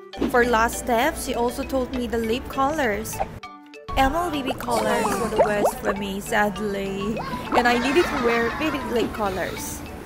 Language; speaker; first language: English; non-native, fluent; Korean